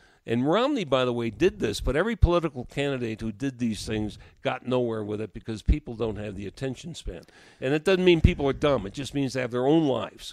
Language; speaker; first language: English; native; English